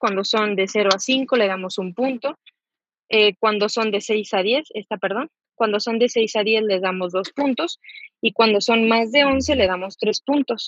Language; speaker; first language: Spanish; native; Spanish